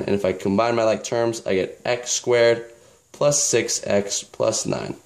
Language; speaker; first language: English; native; English